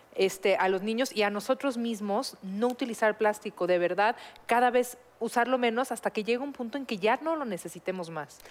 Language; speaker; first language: Spanish; native; Spanish